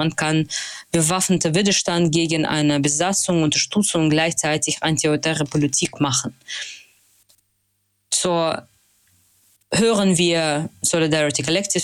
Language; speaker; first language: German; non-native, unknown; Russian